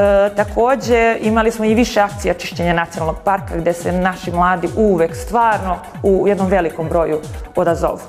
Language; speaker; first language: Bosnian; native; Bosnian